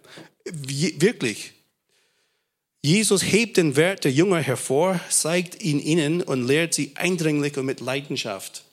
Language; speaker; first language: German; non-native, fluent; English